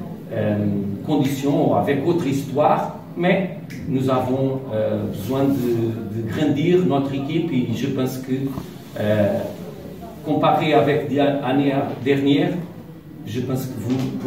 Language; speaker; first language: French; non-native, learner; Portuguese